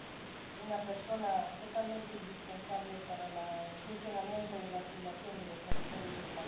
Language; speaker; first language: Spanish; non-native, fluent; French